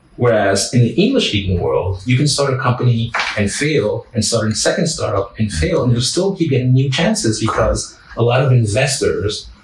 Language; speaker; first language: English; non-native, fluent; French